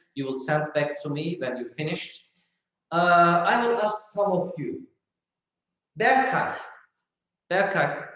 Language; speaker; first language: English; non-native, fluent; Turkish